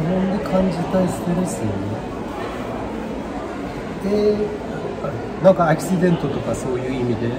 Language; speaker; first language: Japanese; non-native, fluent; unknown